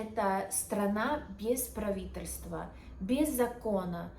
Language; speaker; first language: Russian; non-native, learner; English